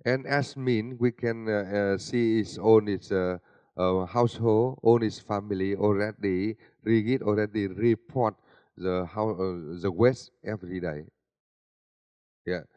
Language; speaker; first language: English; non-native, learner; Vietnamese